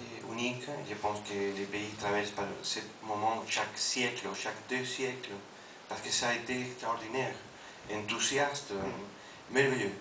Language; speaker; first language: French; non-native, fluent; Spanish